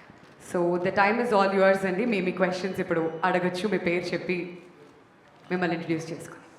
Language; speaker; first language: Telugu; native; Telugu